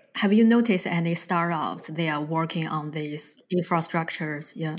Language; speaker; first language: English; non-native, fluent; Chinese